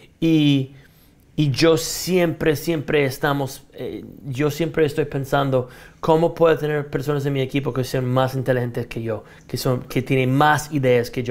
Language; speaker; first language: Spanish; non-native, fluent; English